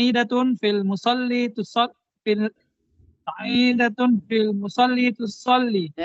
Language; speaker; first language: Arabic; non-native, learner; Indonesian